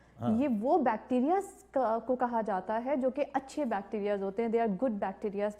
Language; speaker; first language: Urdu; native; Urdu